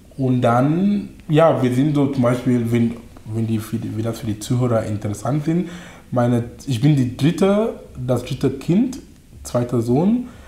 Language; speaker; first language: German; non-native, fluent; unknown